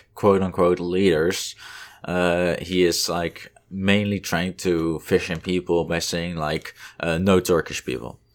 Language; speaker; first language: English; non-native, fluent; Dutch